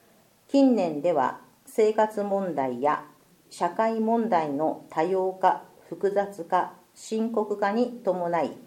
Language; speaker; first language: Japanese; native; Japanese